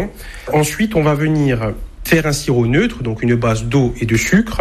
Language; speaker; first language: French; native; French